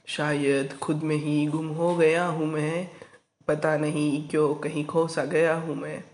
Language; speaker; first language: Hindi; non-native, local second language; Marathi